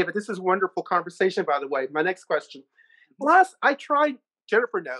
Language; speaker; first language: English; native; English